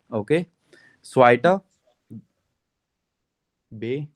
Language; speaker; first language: German; non-native, learner; Hindi